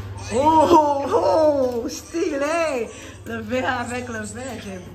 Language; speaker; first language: French; non-native, learner; English